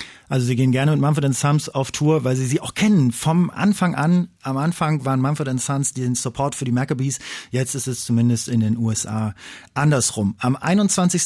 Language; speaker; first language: German; native; German